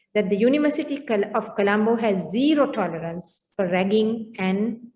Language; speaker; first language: English; non-native, local second language; Sinhala